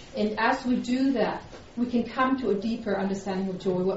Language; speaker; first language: English; non-native, fluent; German